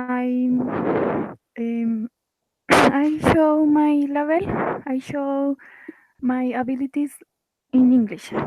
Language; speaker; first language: English; non-native, learner; Spanish